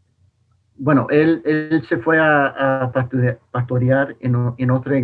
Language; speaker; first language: Spanish; non-native, fluent; English